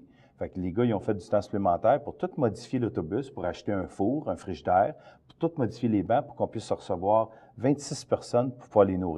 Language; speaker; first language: French; native; French